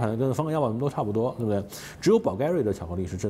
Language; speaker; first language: Chinese; native; Chinese